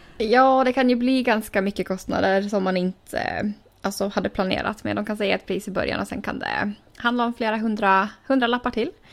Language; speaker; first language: Swedish; native; Swedish